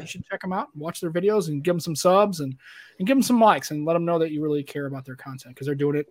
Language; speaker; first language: English; native; English